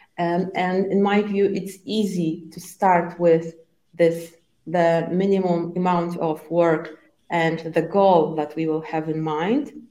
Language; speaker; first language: English; non-native, fluent; Polish